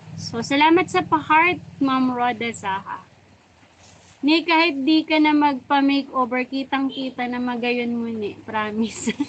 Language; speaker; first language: Filipino; non-native, local second language; Bikol